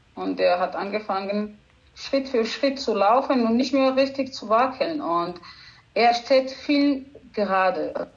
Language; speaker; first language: German; non-native, fluent; Georgian